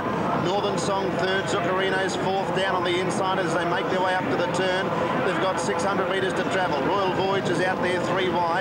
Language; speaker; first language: English; native; English